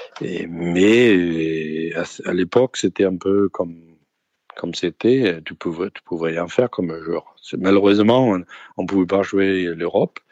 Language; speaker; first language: French; non-native, fluent; Danish